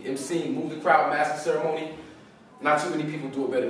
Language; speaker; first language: English; native; English